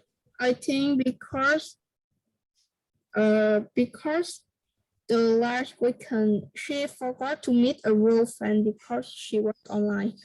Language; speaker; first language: English; non-native, learner; Vietnamese